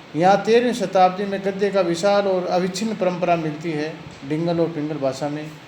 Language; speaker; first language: Hindi; native; Hindi